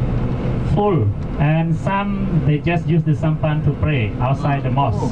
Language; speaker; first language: English; non-native, local second language; Khmer